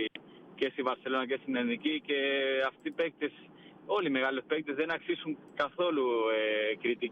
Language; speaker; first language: Greek; non-native, fluent; Spanish